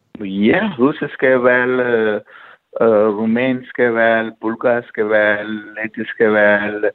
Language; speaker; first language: Danish; non-native, fluent; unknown